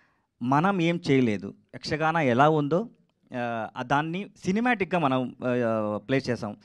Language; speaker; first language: Telugu; non-native, learner; Kannada